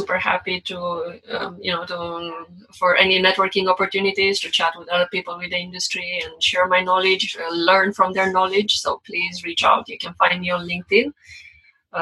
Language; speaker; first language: English; non-native, fluent; Romanian